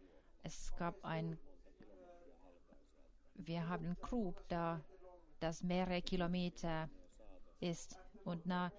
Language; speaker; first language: German; non-native, fluent; Finnish